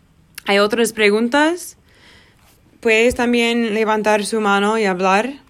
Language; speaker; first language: Spanish; non-native, learner; Portuguese